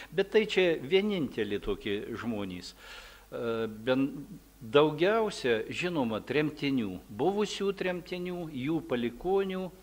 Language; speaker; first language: Lithuanian; early bilingual, heritage; Lithuanian